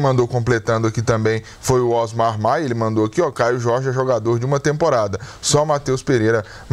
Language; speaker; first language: Portuguese; native; Portuguese